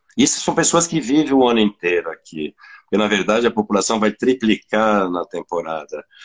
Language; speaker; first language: Portuguese; non-native, fluent; French